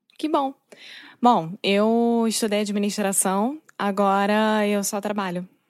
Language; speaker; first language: Portuguese; native; Portuguese